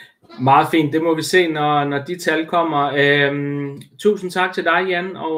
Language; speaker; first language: Danish; native; Danish